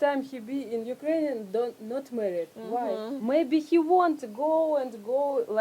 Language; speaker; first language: English; non-native, learner; Russian